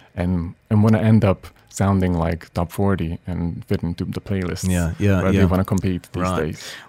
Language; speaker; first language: English; non-native, fluent; Hungarian